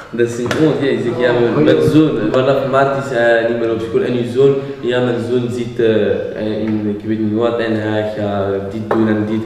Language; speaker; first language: Dutch; non-native, local second language; French